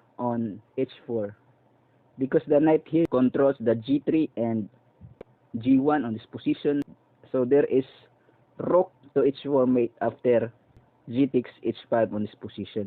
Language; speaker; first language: English; non-native, local second language; Filipino